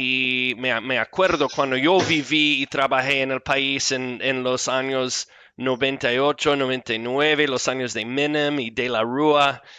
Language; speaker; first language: Spanish; non-native, fluent; English